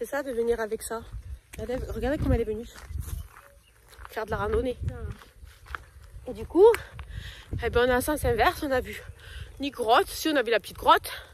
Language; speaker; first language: French; native; French